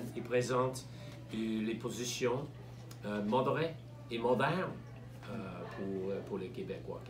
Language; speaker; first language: French; non-native, learner; English